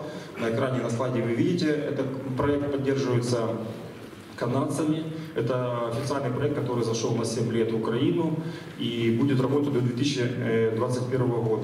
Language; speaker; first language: Russian; native; Russian